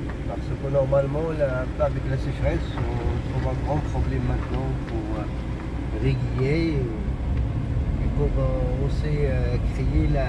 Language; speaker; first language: French; non-native, local second language; Arabic